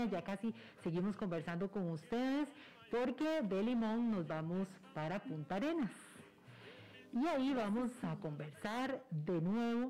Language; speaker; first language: Spanish; native; Spanish